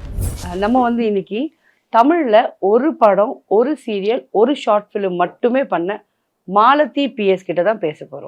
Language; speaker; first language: Tamil; native; Tamil